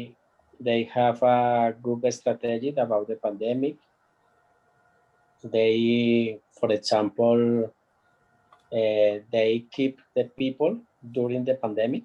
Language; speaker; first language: English; non-native, learner; Spanish